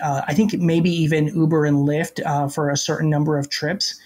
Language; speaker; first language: English; native; English